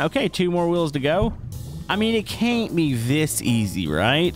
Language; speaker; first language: English; native; English